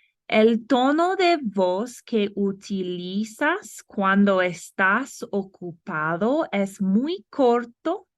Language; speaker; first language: Spanish; non-native, fluent; English